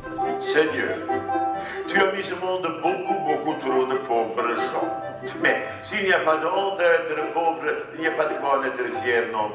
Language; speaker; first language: French; non-native, fluent; German